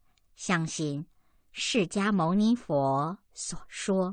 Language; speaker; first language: Chinese; native; Chinese